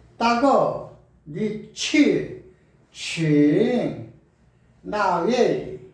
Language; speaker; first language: Korean; native; Korean